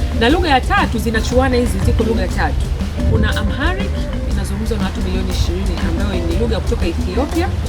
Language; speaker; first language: Swahili; native; Swahili